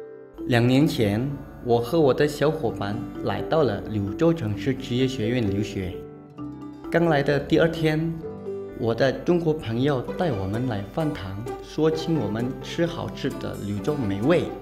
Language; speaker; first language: Chinese; non-native, fluent; Indonesian